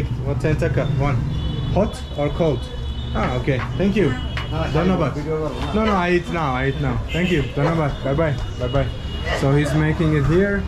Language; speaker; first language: English; non-native, fluent; Azerbaijani